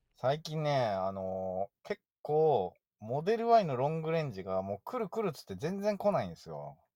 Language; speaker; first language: Japanese; native; Japanese